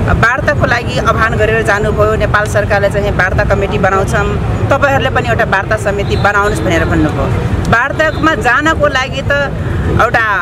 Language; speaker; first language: Nepali; non-native, local second language; Rana Tharu